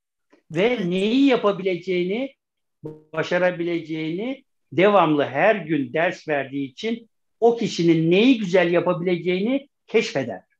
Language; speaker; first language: Turkish; native; Turkish